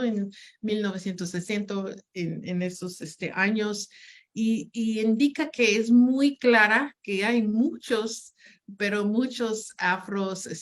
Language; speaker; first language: Spanish; non-native, fluent; English